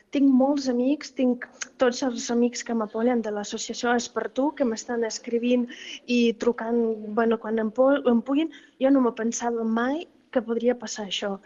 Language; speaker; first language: Catalan; non-native, fluent; Ukrainian